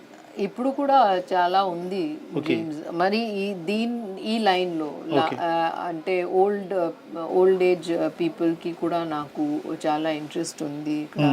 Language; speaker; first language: Telugu; non-native, fluent; Hindi